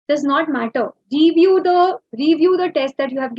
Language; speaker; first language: English; non-native, local second language; Hindi